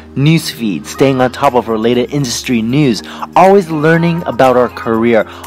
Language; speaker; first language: English; native; English